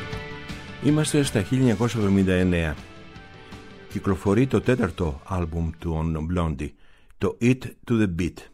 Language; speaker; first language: Greek; native; Greek